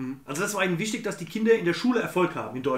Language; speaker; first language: German; native; German